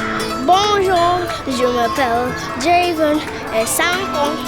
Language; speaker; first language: French; non-native, learner; English